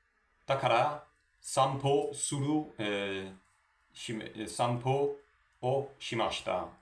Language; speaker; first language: Japanese; non-native, learner; Spanish